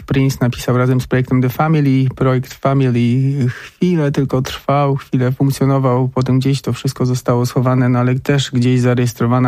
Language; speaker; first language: Polish; native; Polish